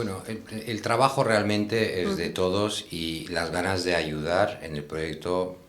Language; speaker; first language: Spanish; native; Spanish